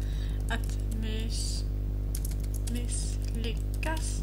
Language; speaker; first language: Swedish; non-native, learner; German